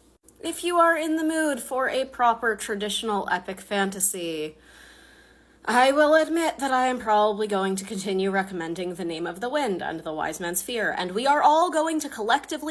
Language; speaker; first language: English; native; English